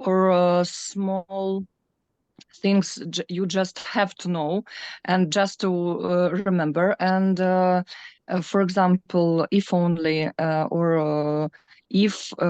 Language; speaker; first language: English; non-native, learner; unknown